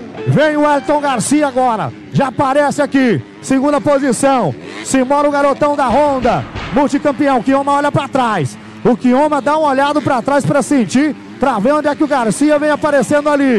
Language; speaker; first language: Portuguese; native; Portuguese